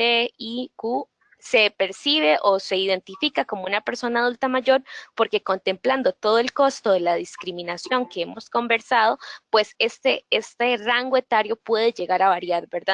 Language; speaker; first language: Spanish; native; Spanish